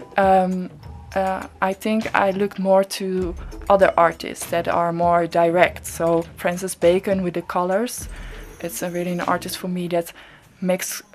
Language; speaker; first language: English; non-native, fluent; Dutch